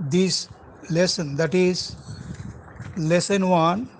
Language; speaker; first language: English; non-native, local second language; Bangla